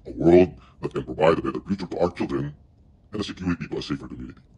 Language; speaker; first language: English; non-native, local second language; Filipino